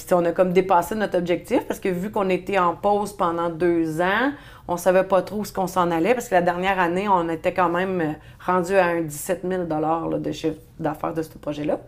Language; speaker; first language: French; native; French